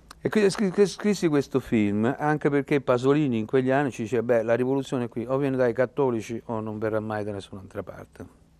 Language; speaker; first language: Italian; native; Italian